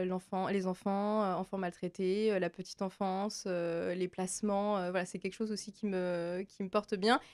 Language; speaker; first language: French; native; French